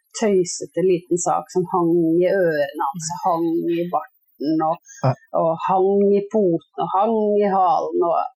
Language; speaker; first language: Norwegian; native; Norwegian